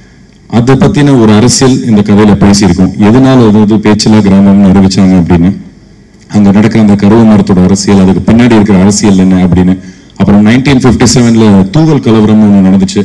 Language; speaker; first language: Tamil; native; Tamil